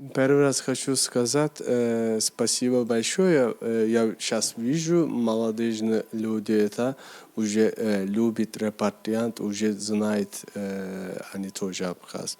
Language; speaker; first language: Russian; non-native, learner; Turkish